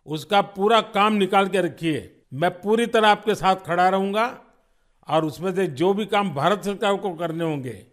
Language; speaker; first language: Hindi; non-native, local second language; Gujarati